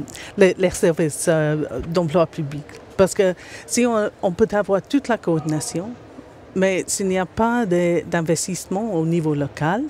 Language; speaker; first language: French; non-native, fluent; English